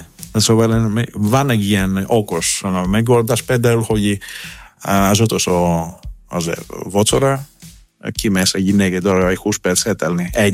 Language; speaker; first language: Hungarian; non-native, learner; Greek